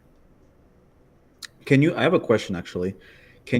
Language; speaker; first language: English; native; English